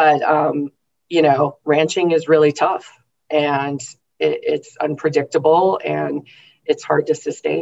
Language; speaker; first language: English; native; English